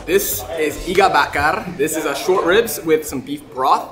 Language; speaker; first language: English; early bilingual, other home language; Indonesian